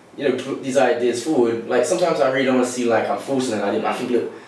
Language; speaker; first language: English; native; English